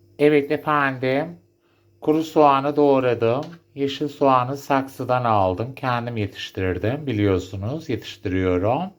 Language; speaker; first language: Turkish; native; Turkish